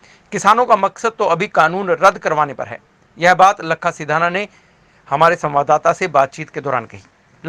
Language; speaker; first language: Hindi; native; Hindi